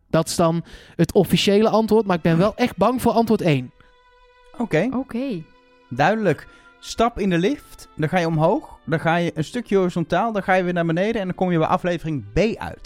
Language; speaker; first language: Dutch; native; Dutch